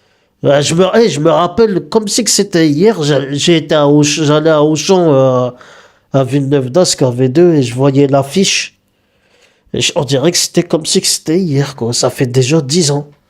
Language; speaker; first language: French; native; French